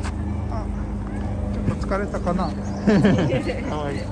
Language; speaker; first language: Japanese; non-native, fluent; Swedish